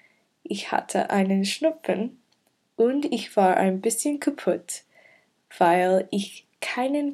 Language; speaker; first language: German; non-native, learner; English